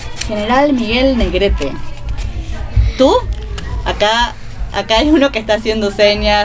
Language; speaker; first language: Spanish; native; Spanish